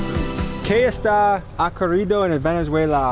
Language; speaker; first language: Spanish; non-native, learner; English